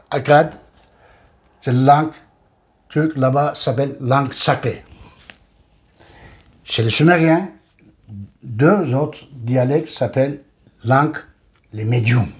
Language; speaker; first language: French; non-native, learner; Turkish